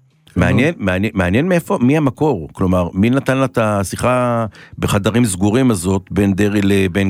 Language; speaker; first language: Hebrew; native; Hebrew